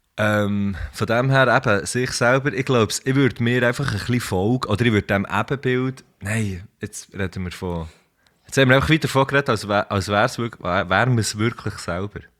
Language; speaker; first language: German; native; German